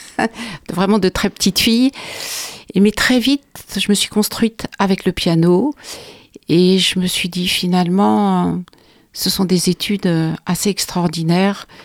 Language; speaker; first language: French; native; French